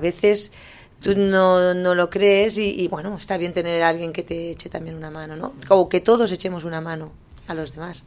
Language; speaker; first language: Spanish; native; Spanish